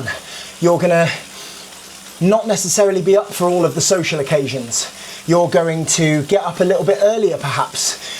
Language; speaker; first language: English; native; English